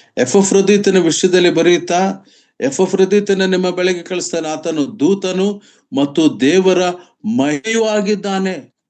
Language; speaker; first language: Kannada; non-native, local second language; Telugu